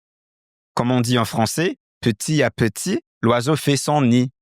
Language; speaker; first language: French; non-native, fluent; English